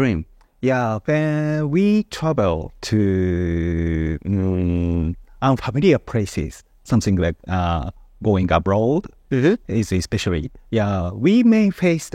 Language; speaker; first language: English; non-native, fluent; Japanese